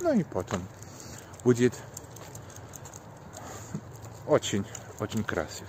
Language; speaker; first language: Russian; non-native, learner; Polish